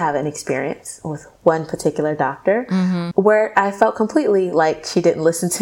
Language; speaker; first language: English; native; English